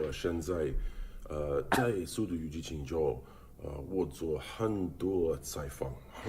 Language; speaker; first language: Chinese; non-native, learner; English